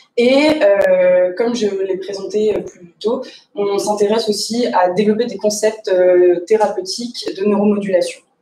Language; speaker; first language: French; native; French